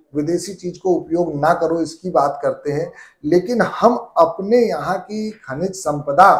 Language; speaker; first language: Hindi; native; Hindi